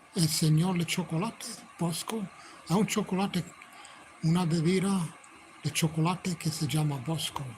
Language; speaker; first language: Spanish; non-native, fluent; English